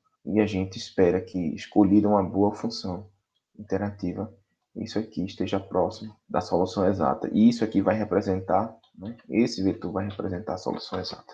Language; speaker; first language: Portuguese; native; Portuguese